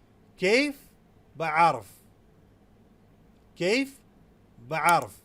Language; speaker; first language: Arabic; non-native, fluent; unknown